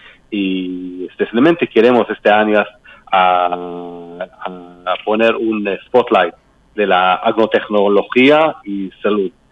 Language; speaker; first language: Spanish; non-native, learner; Hebrew